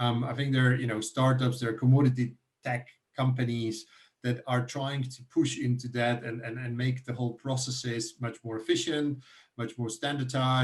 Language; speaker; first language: English; non-native, fluent; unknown